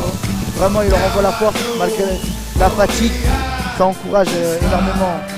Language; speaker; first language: French; native; French